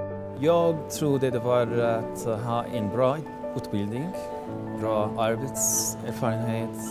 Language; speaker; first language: Swedish; non-native, learner; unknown